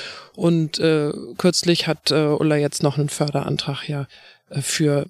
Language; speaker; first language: German; native; German